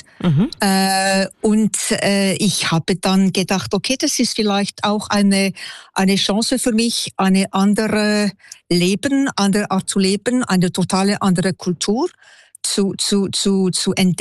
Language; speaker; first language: German; non-native, local second language; French